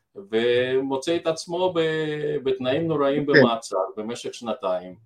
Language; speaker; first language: Hebrew; non-native, fluent; Russian